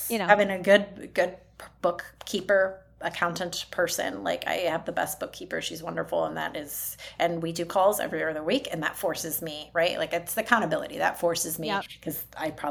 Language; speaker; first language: English; native; English